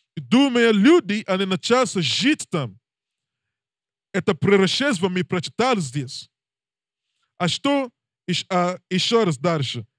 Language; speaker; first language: Russian; non-native, learner; English